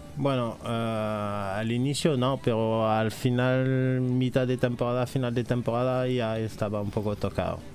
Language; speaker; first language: Spanish; non-native, fluent; French